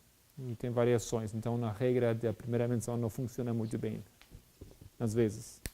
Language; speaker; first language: Portuguese; non-native, fluent; Spanish